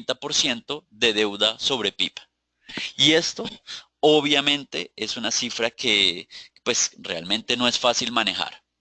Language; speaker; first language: Spanish; native; Spanish